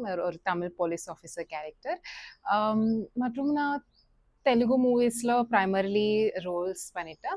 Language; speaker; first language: Tamil; non-native, local second language; Telugu